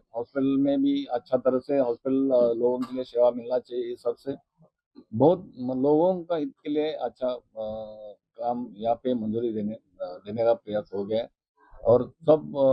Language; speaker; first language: Hindi; non-native, local second language; Marathi